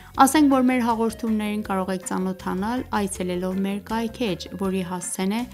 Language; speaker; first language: Armenian; native; Armenian